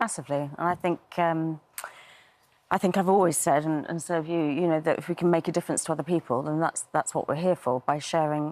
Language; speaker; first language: English; native; English